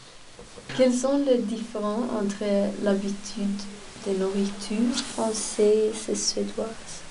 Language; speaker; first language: French; non-native, learner; Swedish